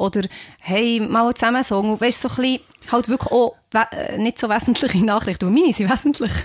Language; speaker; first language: German; native; German